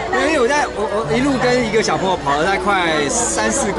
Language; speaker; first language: Chinese; native; Chinese